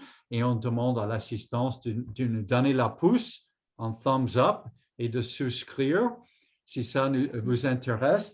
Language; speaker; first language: French; non-native, fluent; English